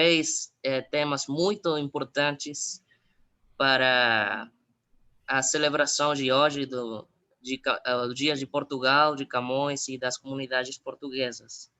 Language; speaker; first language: Portuguese; non-native, fluent; Spanish